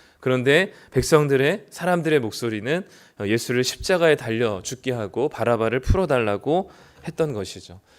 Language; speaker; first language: Korean; native; Korean